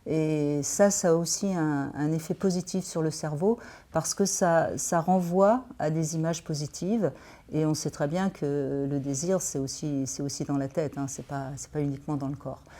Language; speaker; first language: French; native; French